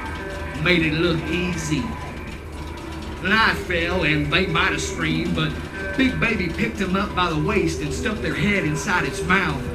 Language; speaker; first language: English; native; English